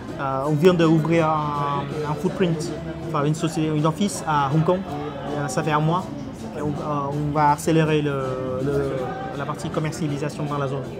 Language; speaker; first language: French; non-native, fluent; Vietnamese